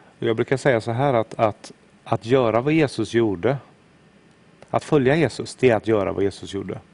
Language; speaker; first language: Swedish; native; Swedish